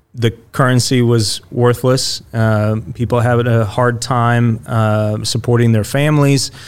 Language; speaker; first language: English; early bilingual, other home language; Russian